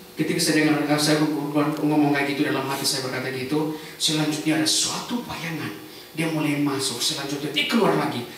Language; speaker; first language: Indonesian; native; Indonesian